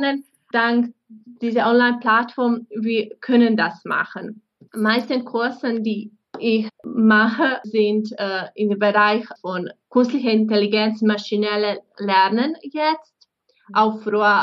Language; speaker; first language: German; non-native, fluent; Bosnian